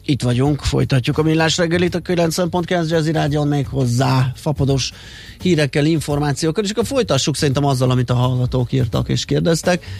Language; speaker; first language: Hungarian; native; Hungarian